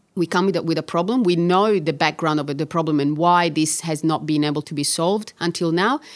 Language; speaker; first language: English; non-native, fluent; Italian